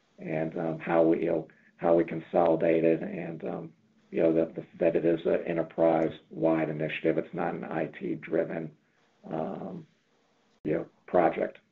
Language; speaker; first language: English; native; English